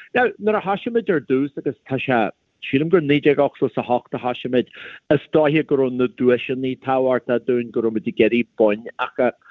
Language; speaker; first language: Irish; native; Irish